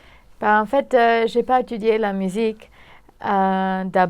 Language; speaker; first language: French; non-native, fluent; English